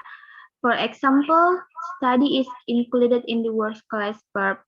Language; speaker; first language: English; non-native, learner; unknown